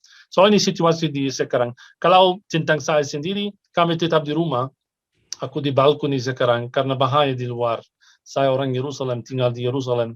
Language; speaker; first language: Indonesian; non-native, fluent; Arabic